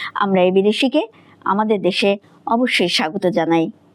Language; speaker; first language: Bangla; native; Bangla